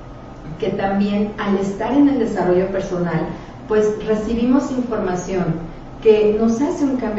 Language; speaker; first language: Spanish; native; Spanish